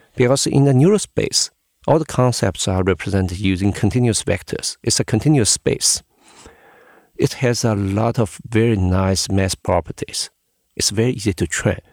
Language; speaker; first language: English; non-native, fluent; Chinese